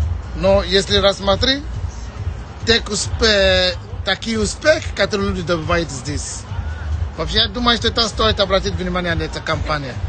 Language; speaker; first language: Russian; non-native, fluent; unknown